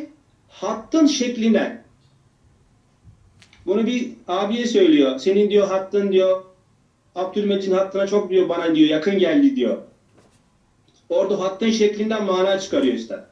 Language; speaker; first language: Turkish; native; Turkish